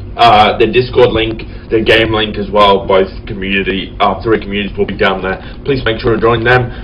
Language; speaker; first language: English; native; English